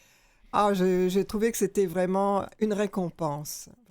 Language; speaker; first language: French; native; French